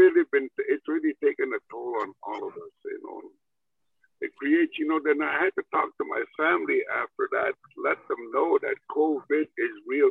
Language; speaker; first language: English; non-native, fluent; Cree